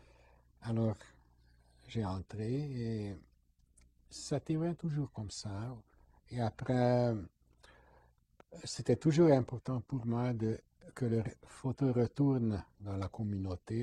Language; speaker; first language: French; non-native, fluent; Hungarian